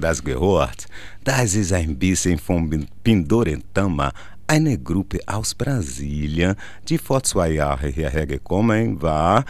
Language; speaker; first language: German; non-native, learner; Portuguese